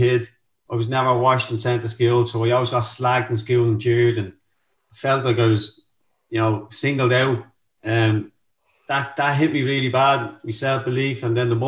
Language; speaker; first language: English; native; English